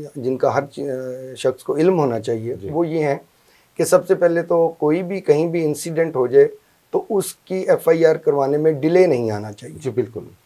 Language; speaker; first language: Urdu; non-native, local second language; Punjabi